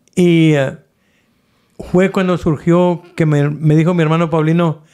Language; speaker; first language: Spanish; native; Spanish